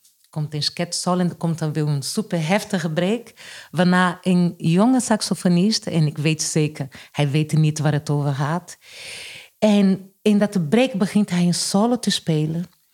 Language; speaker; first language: Dutch; non-native, fluent; Portuguese